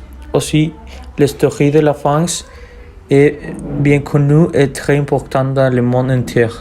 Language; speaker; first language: French; non-native, learner; Spanish